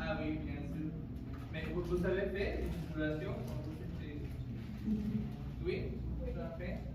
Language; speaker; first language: French; non-native, fluent; Spanish